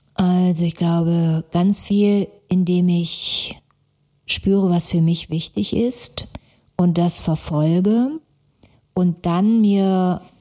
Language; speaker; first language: German; native; German